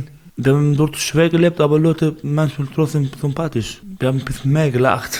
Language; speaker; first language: German; non-native, learner; Persian